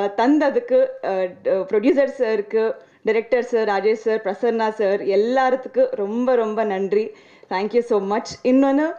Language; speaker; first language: Tamil; non-native, learner; Telugu